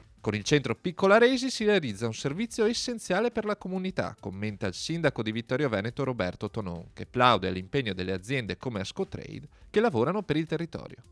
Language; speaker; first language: Italian; native; Italian